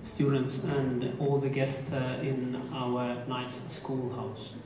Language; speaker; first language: English; non-native, learner; Estonian